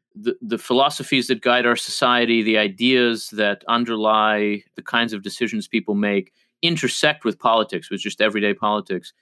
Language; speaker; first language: English; early bilingual, other home language; Hebrew